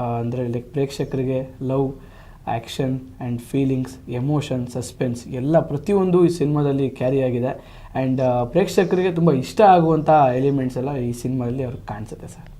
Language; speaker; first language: Kannada; native; Kannada